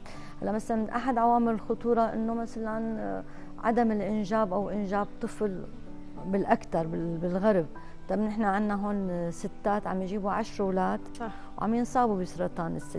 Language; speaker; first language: Arabic; native; Arabic